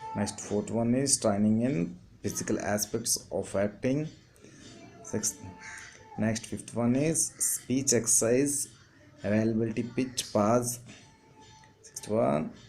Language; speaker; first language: English; non-native, local second language; Telugu